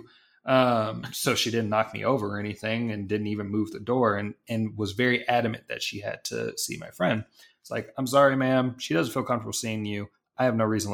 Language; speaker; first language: English; native; English